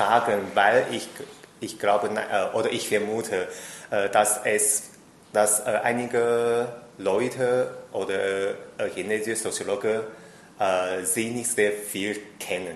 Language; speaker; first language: German; non-native, fluent; Chinese